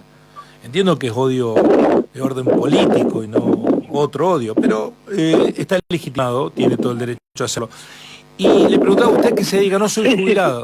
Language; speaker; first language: Spanish; native; Spanish